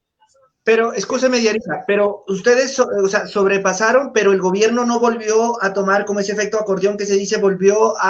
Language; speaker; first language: Spanish; native; Spanish